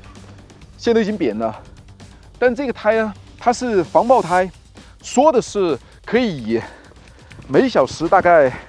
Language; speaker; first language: Chinese; native; Chinese